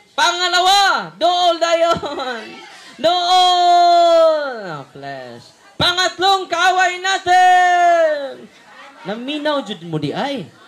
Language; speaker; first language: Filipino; non-native, local second language; Cebuano